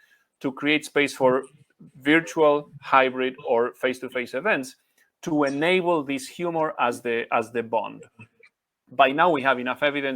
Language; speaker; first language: English; non-native, fluent; Spanish